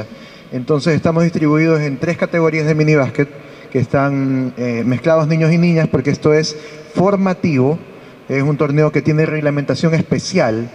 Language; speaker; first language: Spanish; native; Spanish